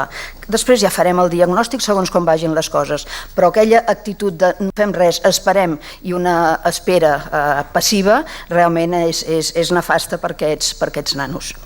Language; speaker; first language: Catalan; native; Catalan